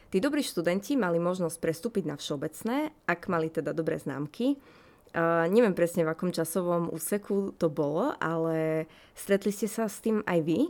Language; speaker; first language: Slovak; native; Slovak